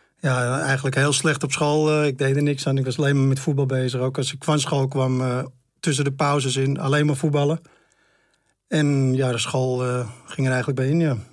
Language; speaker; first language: Dutch; native; Dutch